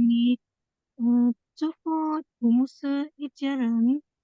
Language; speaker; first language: Chinese; non-native, learner; Indonesian